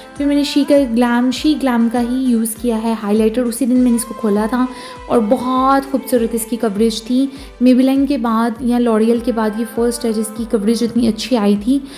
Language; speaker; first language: Urdu; native; Urdu